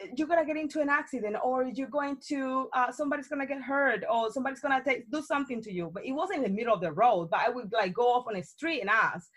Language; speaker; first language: English; non-native, fluent; Spanish